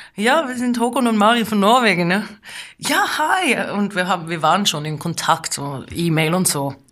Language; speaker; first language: German; non-native, fluent; Norwegian